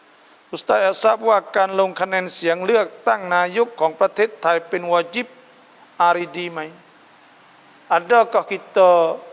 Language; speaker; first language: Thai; non-native, local second language; Malay